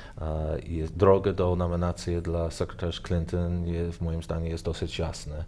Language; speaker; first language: Polish; non-native, learner; English